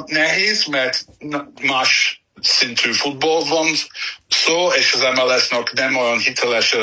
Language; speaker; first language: Hungarian; non-native, fluent; English